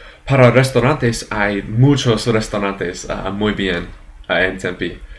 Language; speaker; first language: Spanish; non-native, learner; English